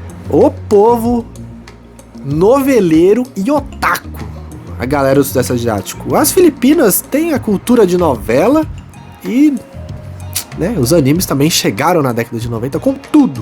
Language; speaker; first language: Portuguese; native; Portuguese